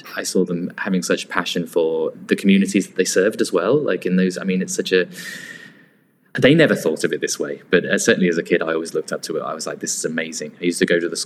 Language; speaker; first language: English; native; English